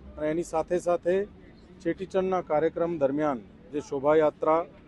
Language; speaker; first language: Gujarati; non-native, local second language; Sindhi